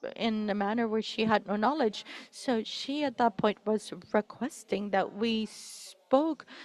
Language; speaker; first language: English; non-native, fluent; Spanish